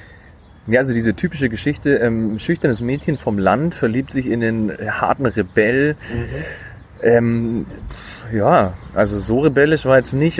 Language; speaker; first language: German; native; German